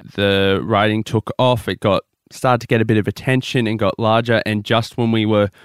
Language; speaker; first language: English; native; English